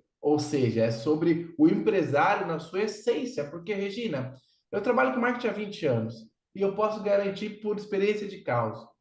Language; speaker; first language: Portuguese; native; Portuguese